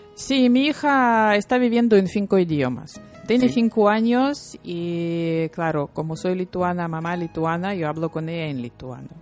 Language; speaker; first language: Spanish; non-native, learner; Lithuanian